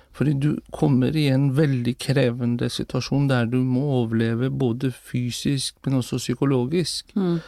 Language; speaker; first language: Norwegian; non-native, fluent; Persian